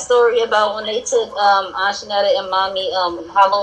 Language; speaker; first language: English; native; English